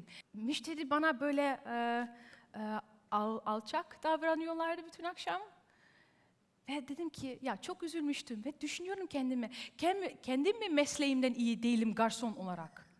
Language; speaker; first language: Turkish; early bilingual, heritage; Turkish